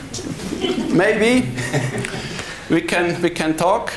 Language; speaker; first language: English; non-native, fluent; Swiss German